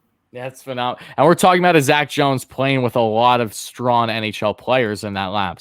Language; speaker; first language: English; native; English